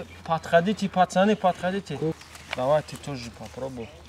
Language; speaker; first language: Russian; non-native, local second language; Tajik